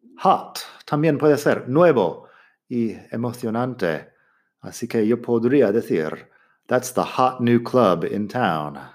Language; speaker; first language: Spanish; non-native, fluent; English